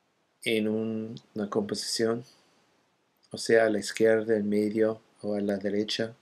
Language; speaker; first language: Spanish; non-native, fluent; English